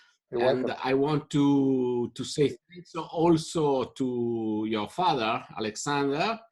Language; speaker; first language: English; non-native, fluent; Italian